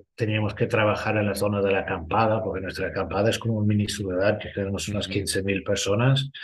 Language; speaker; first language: Spanish; non-native, fluent; English